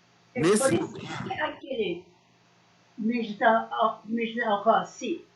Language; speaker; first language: Portuguese; non-native, learner; Persian